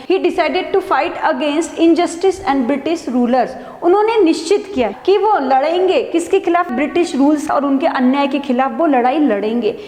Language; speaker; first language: Hindi; native; Hindi